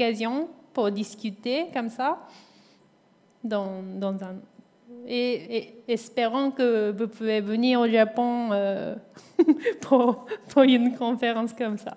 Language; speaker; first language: French; non-native, fluent; Japanese